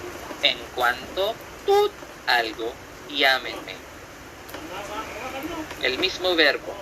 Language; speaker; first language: Spanish; non-native, fluent; Filipino